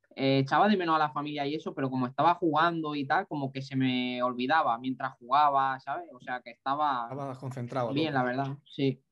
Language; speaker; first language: Spanish; native; Spanish